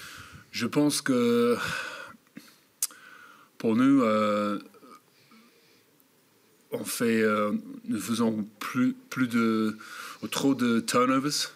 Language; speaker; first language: French; non-native, learner; English